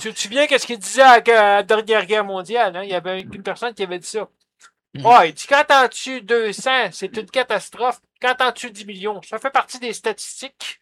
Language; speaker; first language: French; native; French